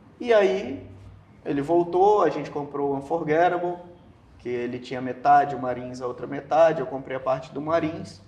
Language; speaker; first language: Portuguese; native; Portuguese